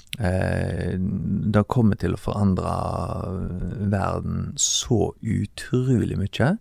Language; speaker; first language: Norwegian; native; Norwegian